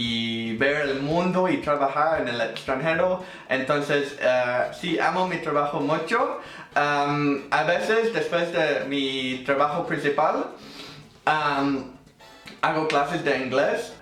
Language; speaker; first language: Spanish; non-native, fluent; English